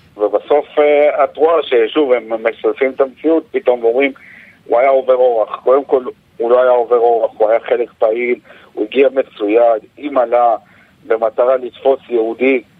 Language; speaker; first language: Hebrew; native; Hebrew